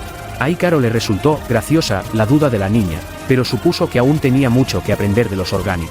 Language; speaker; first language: Spanish; native; Spanish